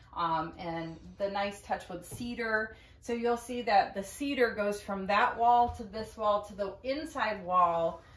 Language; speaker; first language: English; native; English